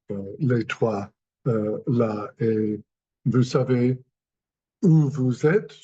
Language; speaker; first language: French; non-native, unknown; English